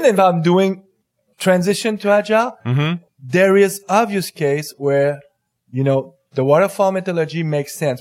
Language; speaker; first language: English; non-native, fluent; French